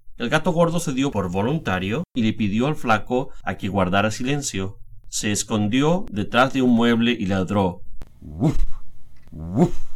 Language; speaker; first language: Spanish; native; Spanish